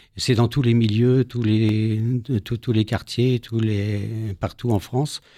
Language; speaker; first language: French; native; French